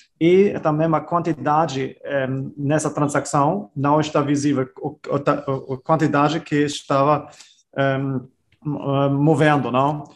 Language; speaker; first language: Portuguese; non-native, fluent; German